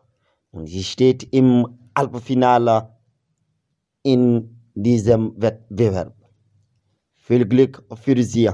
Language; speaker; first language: German; non-native, learner; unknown